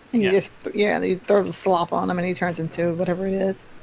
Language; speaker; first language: English; native; English